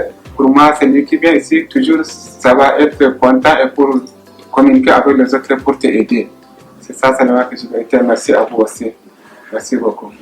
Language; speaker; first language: French; non-native, learner; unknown